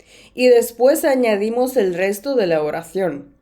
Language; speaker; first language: Spanish; non-native, fluent; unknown